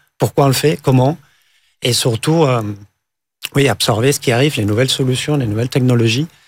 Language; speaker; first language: French; non-native, fluent; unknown